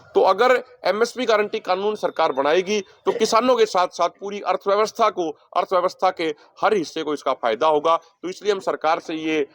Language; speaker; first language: Hindi; native; Hindi